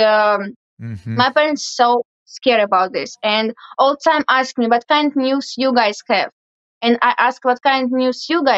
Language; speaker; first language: English; non-native, learner; Russian